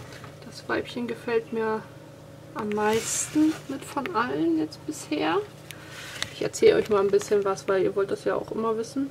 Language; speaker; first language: German; native; German